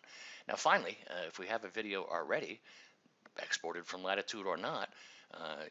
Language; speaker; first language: English; native; English